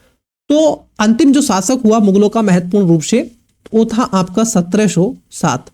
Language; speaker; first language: Hindi; native; Hindi